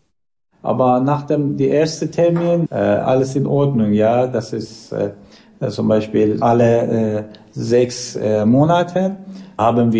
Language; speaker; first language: German; non-native, learner; Persian